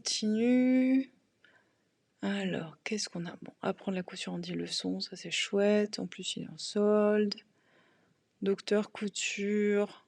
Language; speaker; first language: French; native; French